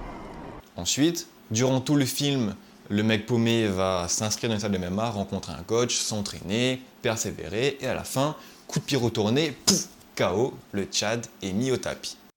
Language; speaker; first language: French; native; French